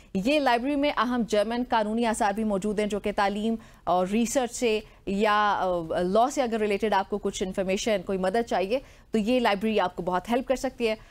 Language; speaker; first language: Urdu; native; Urdu